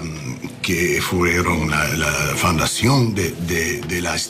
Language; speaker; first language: Spanish; non-native, learner; English